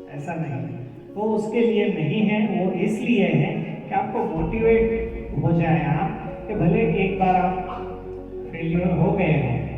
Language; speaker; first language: Hindi; non-native, local second language; Marathi